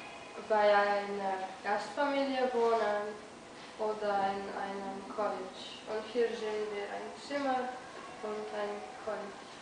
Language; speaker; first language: German; non-native, learner; Slovenian